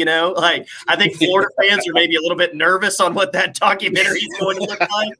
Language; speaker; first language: English; native; English